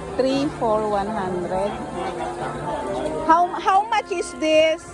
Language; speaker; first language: English; non-native, local second language; Filipino